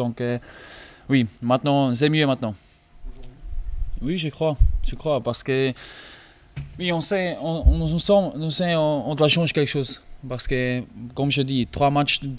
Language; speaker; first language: French; non-native, learner; German